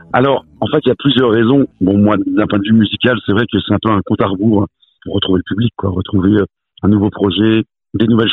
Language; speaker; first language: French; native; French